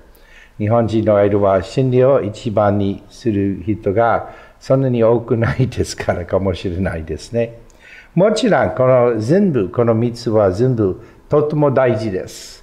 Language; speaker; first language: Japanese; non-native, fluent; English